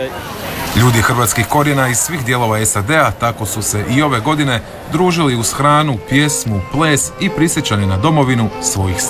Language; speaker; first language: Serbian; native; Serbian